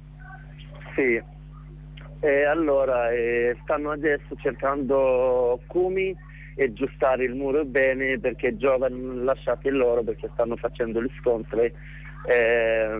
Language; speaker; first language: Italian; non-native, learner; Arabic